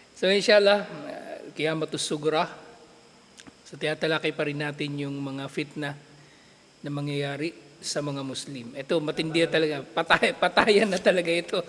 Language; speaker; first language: Filipino; native; Filipino